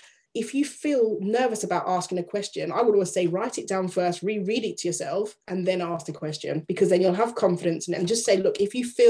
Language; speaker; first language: English; native; English